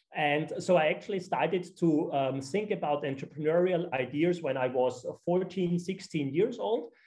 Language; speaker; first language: English; non-native, fluent; German